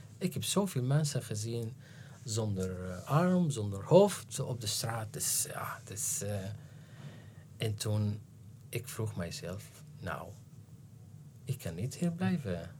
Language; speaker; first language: Dutch; non-native, learner; Arabic